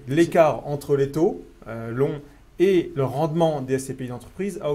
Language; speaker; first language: French; native; French